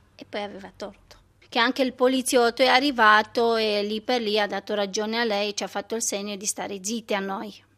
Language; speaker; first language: Italian; non-native, fluent; Romanian